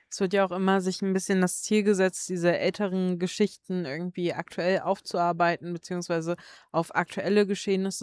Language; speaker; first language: German; native; German